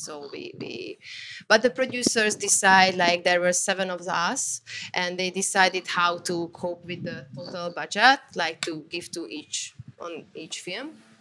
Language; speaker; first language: English; non-native, fluent; Hungarian